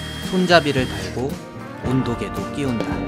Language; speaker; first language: Korean; native; Korean